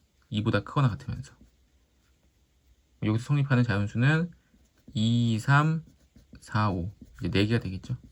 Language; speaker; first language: Korean; native; Korean